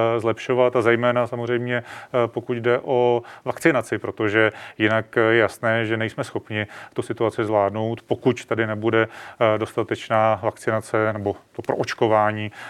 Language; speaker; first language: Czech; native; Czech